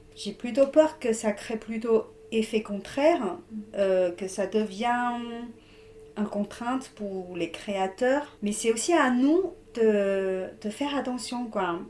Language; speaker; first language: French; non-native, fluent; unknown